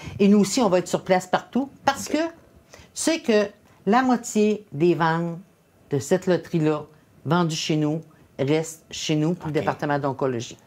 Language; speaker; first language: French; native; French